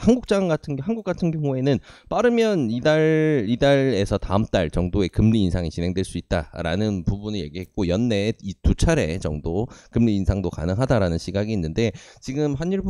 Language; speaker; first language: Korean; native; Korean